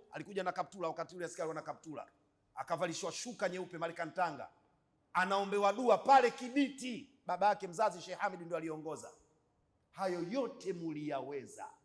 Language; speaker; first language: Swahili; native; Swahili